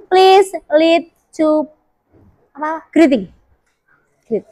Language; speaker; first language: English; non-native, learner; Indonesian